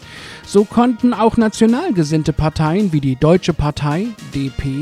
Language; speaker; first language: German; native; German